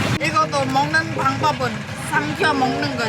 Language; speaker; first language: Korean; non-native, fluent; Khmer